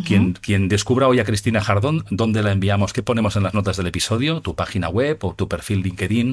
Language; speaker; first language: Spanish; native; Spanish